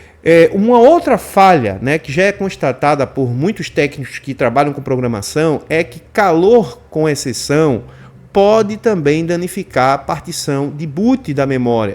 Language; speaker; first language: Portuguese; native; Portuguese